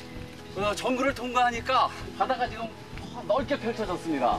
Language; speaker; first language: Korean; native; Korean